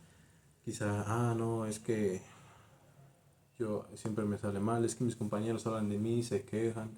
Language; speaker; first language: Spanish; native; Spanish